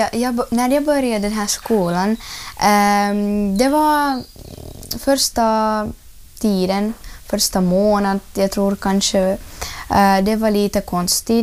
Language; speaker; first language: Swedish; early bilingual, other home language; Russian